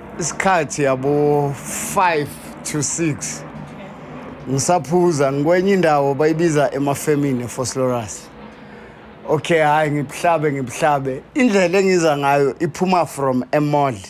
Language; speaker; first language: Zulu; native; Zulu